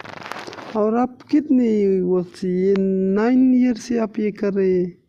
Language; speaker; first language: Hindi; non-native, local second language; Pashto